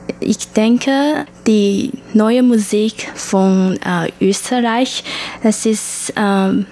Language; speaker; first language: German; non-native, learner; Chinese